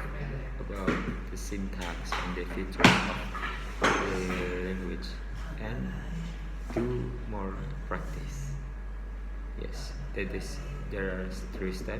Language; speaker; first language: English; non-native, local second language; Indonesian